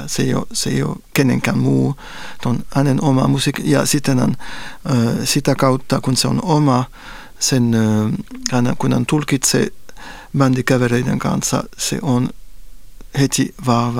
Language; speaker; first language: Finnish; non-native, fluent; French